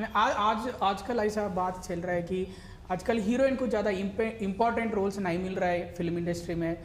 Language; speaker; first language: Hindi; non-native, local second language; Telugu